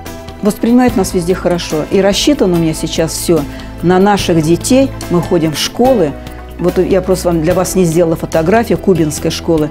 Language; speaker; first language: Russian; native; Russian